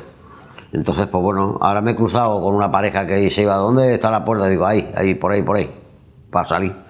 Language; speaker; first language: Spanish; native; Spanish